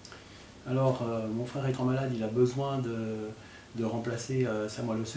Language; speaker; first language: French; native; French